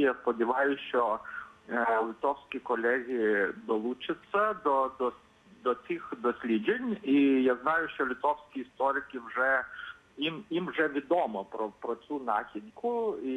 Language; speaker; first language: Ukrainian; non-native, fluent; Lithuanian